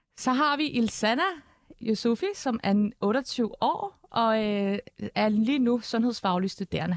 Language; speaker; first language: Danish; early bilingual, other home language; Albanian